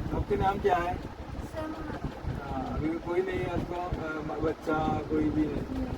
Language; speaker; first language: Hindi; non-native, local second language; Malayalam